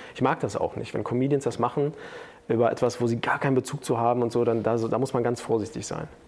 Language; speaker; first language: German; early bilingual, other home language; Turkish